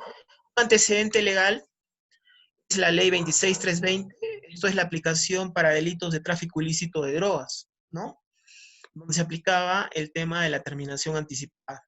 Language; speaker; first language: Spanish; native; Spanish